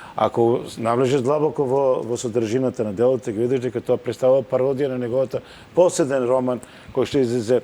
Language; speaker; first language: Macedonian; native; Macedonian